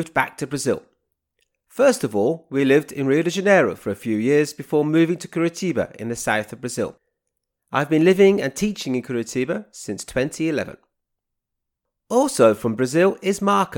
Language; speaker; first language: English; native; English